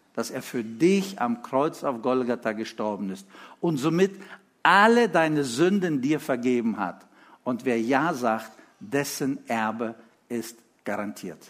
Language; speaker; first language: German; early bilingual, other home language; Russian